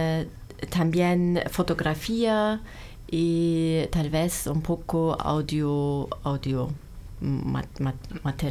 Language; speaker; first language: Spanish; non-native, learner; German